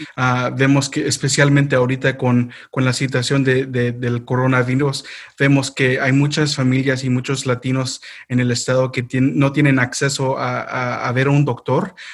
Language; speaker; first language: Spanish; early bilingual, heritage; Spanish